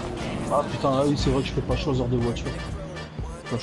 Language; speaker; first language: French; native; French